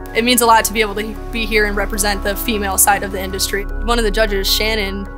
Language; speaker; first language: English; native; English